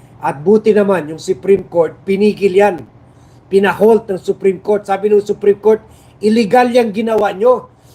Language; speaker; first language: Filipino; non-native, local second language; Chavacano